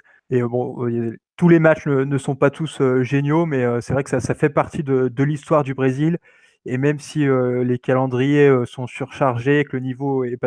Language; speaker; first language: French; native; French